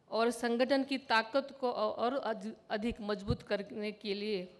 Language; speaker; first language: Hindi; non-native, local second language; Marathi